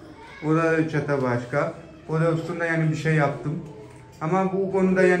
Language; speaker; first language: Turkish; non-native, learner; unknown